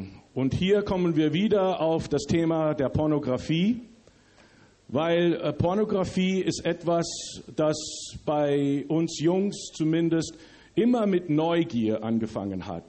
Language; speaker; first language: German; early bilingual, other home language; English